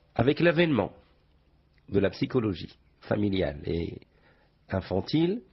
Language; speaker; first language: French; non-native, local second language; Arabic